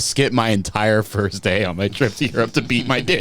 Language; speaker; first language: English; native; English